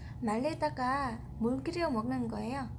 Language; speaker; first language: Korean; non-native, learner; Vietnamese